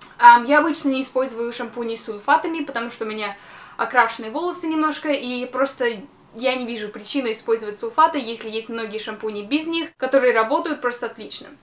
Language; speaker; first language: Russian; early bilingual, heritage; Russian